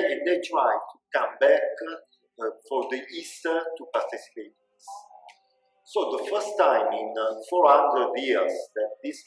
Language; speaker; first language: English; non-native, local second language; Italian